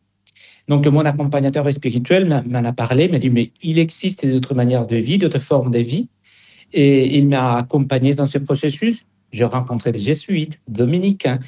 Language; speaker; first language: French; non-native, fluent; Spanish